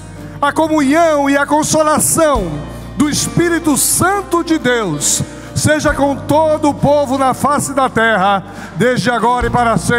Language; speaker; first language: Portuguese; native; Portuguese